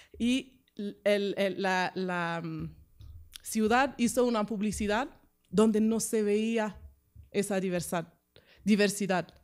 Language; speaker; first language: Spanish; non-native, fluent; French